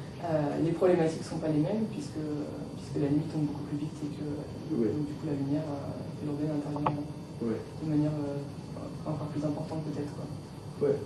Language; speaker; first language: French; native; French